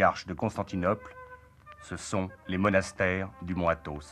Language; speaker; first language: French; native; French